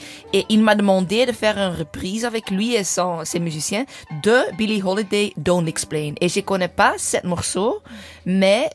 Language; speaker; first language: French; non-native, learner; English